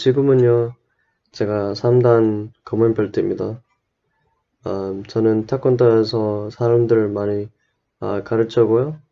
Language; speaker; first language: Korean; non-native, learner; English